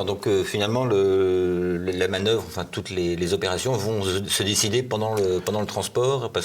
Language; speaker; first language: French; native; French